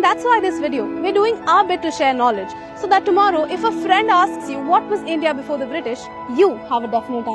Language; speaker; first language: English; non-native, local second language; Hindi